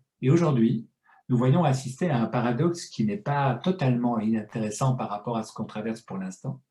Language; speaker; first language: French; native; French